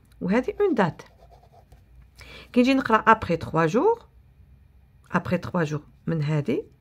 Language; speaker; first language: French; non-native, local second language; Arabic